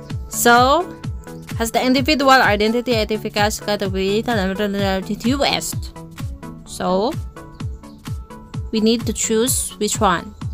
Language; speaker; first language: English; non-native, local second language; Filipino